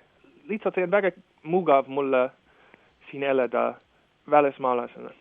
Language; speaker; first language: Estonian; non-native, fluent; English